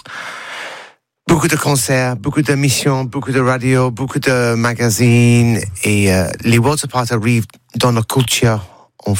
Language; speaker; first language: French; non-native, learner; English